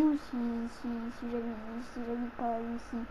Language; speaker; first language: French; native; French